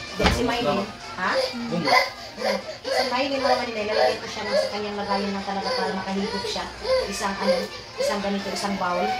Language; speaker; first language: Filipino; non-native, local second language; Cebuano